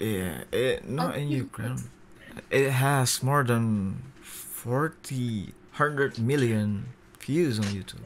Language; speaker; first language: English; non-native, fluent; Indonesian